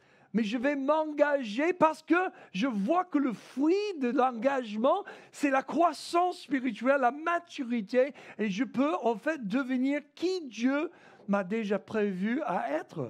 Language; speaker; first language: French; non-native, fluent; English